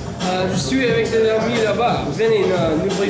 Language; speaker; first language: French; non-native, learner; English